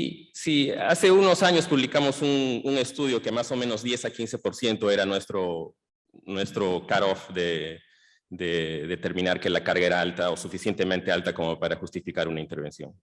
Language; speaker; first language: Spanish; native; Spanish